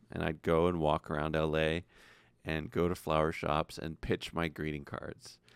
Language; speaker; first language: English; native; English